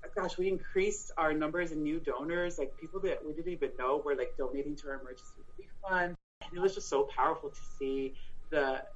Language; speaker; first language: English; early bilingual, other home language; Spanish